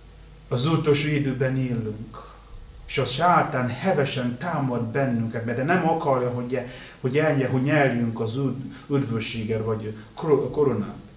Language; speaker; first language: Hungarian; non-native, learner; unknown